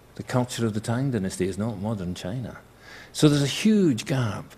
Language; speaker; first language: English; native; English